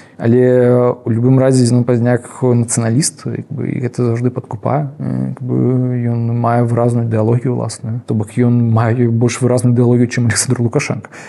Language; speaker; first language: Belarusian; non-native, local second language; Russian